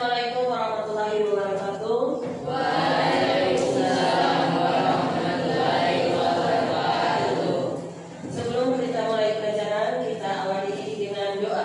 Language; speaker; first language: Indonesian; native; Indonesian